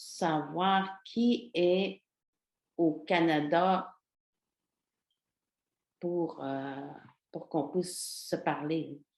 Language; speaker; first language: French; non-native, local second language; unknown